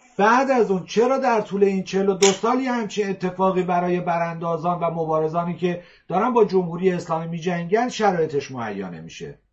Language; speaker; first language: Persian; native; Persian